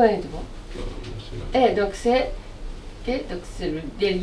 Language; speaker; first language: French; non-native, learner; Japanese